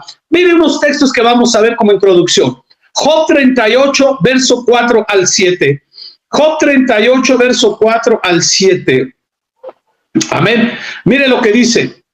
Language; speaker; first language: Spanish; native; Spanish